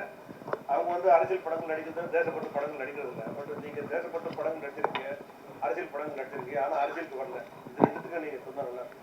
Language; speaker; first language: Tamil; native; Tamil